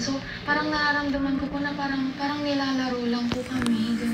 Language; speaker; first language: Filipino; native; Filipino